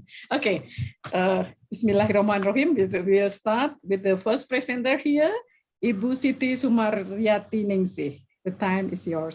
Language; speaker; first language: English; non-native, learner; Indonesian